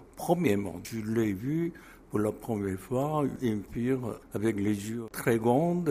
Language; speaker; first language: French; non-native, fluent; Korean